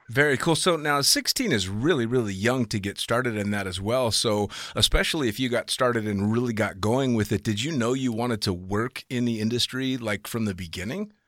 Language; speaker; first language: English; native; English